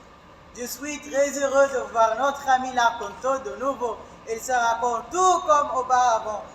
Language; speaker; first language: French; non-native, learner; Arabic